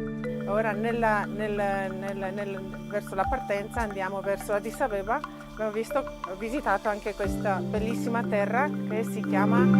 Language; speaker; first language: Italian; non-native, fluent; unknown